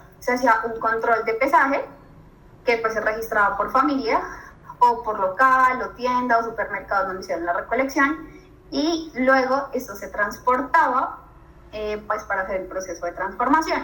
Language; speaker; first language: Spanish; native; Spanish